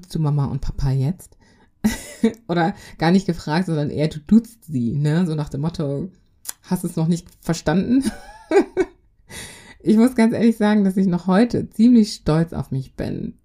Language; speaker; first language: German; native; German